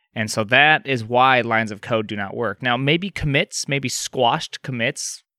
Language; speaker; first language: English; native; English